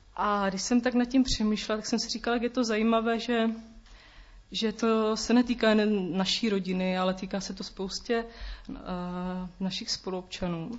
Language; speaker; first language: Czech; native; Czech